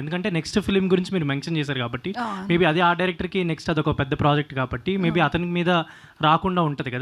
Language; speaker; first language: Telugu; native; Telugu